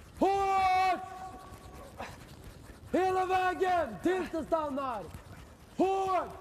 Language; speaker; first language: Swedish; native; Swedish